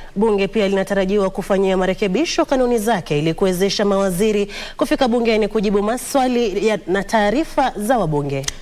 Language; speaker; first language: Swahili; non-native, local second language; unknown